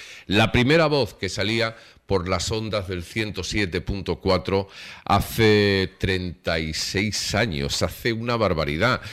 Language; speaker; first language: Spanish; native; Spanish